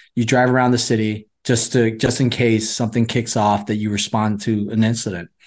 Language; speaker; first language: English; native; English